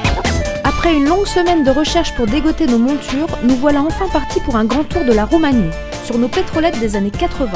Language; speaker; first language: French; native; French